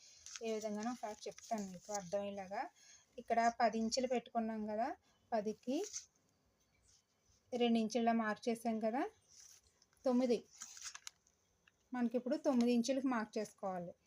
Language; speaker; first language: Telugu; native; Telugu